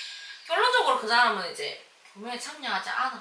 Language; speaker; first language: Korean; native; Korean